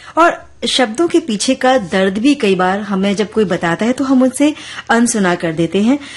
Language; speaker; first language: Hindi; native; Hindi